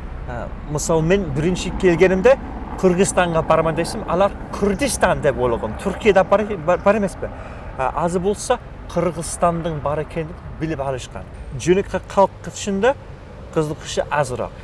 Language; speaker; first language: Kyrgyz; non-native, fluent; English